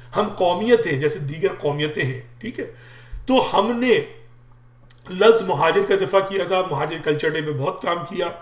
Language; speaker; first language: Urdu; native; Urdu